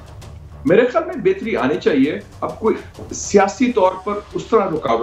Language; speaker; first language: Urdu; native; Urdu